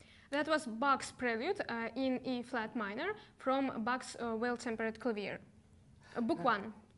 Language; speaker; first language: English; non-native, fluent; Russian